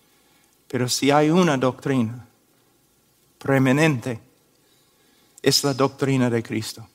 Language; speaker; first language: Spanish; non-native, fluent; English